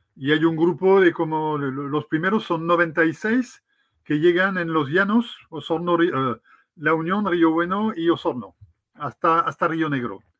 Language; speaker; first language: Spanish; non-native, fluent; French